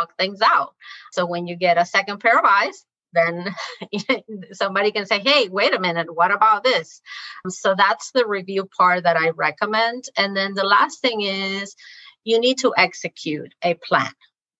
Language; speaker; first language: English; non-native, fluent; Spanish